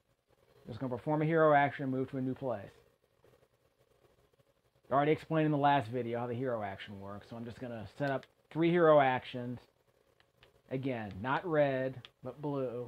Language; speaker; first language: English; native; English